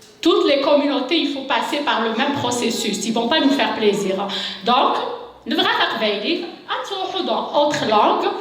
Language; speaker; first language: French; non-native, local second language; Kabyle